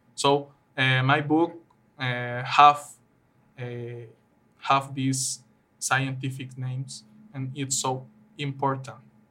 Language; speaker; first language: English; non-native, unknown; Spanish